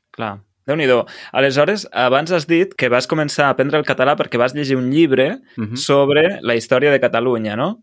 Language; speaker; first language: Catalan; native; Catalan